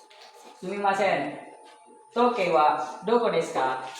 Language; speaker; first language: Japanese; non-native, learner; Indonesian